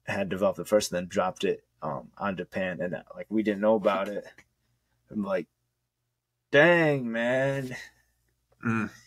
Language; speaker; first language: English; native; English